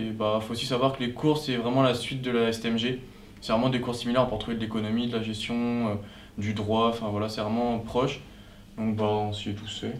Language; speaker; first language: French; native; French